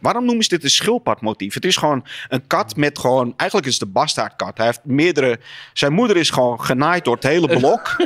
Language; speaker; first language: Dutch; native; Dutch